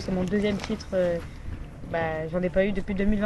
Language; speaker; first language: French; native; French